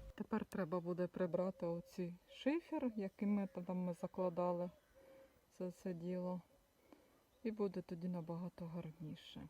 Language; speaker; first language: Ukrainian; native; Ukrainian